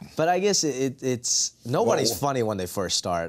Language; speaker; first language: English; non-native, local second language; Cantonese